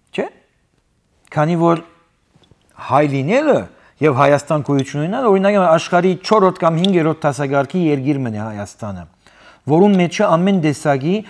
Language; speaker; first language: Armenian; native; Armenian